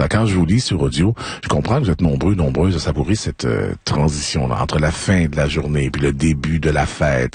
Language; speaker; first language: French; native; French